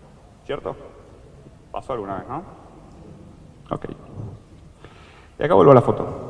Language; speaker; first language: Spanish; native; Spanish